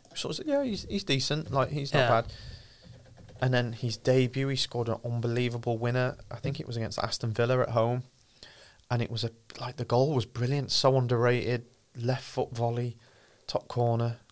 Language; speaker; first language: English; native; English